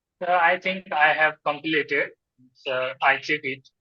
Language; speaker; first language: English; non-native, learner; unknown